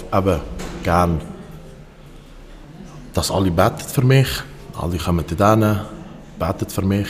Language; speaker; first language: German; early bilingual, other home language; Albanian